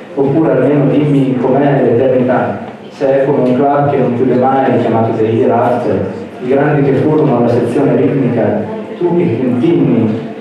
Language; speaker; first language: Italian; native; Italian